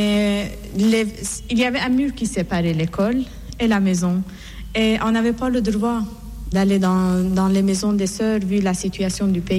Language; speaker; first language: French; non-native, fluent; Persian